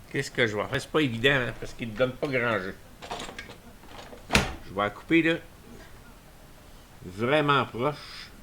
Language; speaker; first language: French; native; French